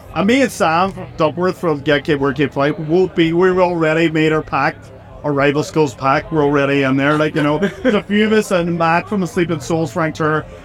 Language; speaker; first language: English; native; English